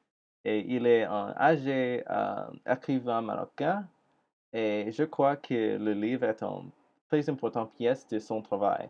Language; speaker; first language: French; non-native, learner; English